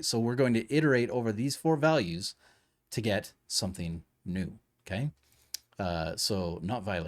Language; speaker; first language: English; native; English